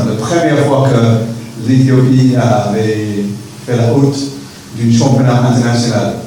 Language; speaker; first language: French; non-native, fluent; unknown